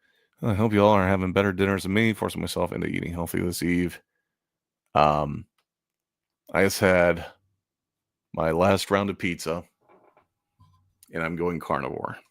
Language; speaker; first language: English; native; English